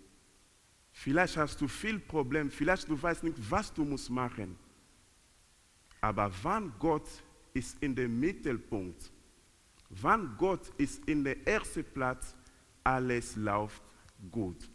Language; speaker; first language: German; non-native, learner; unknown